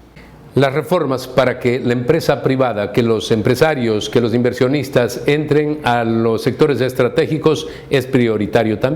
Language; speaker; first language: Spanish; native; Spanish